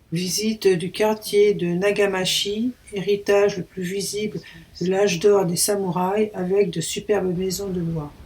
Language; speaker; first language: French; native; French